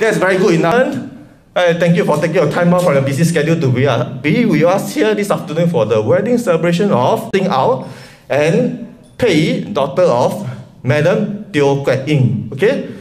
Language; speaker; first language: English; non-native, local second language; Chinese